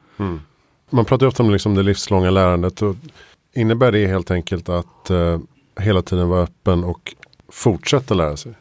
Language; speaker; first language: Swedish; native; Swedish